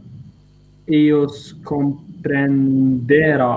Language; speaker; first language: Spanish; non-native, learner; English